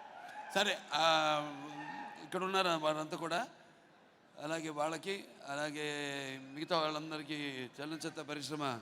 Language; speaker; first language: Telugu; native; Telugu